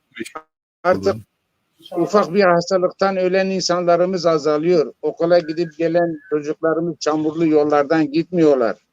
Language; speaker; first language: Turkish; non-native, local second language; Zaza